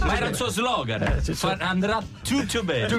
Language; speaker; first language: Italian; native; Italian